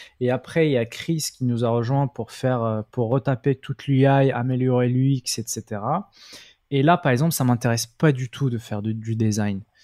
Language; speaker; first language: French; non-native, local second language; Arabic